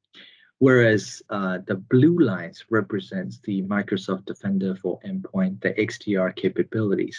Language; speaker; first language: English; non-native, fluent; Burmese